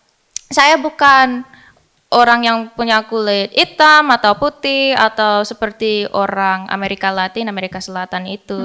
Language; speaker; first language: Indonesian; early bilingual, heritage; English